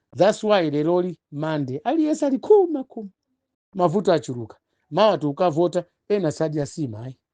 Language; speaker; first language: Nyanja; non-native, local second language; Tumbuka